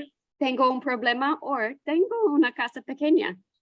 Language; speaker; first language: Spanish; non-native, fluent; English